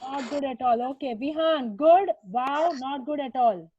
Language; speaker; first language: English; non-native, local second language; Hindi